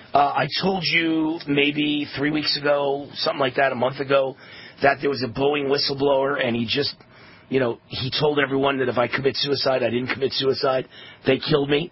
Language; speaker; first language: English; native; English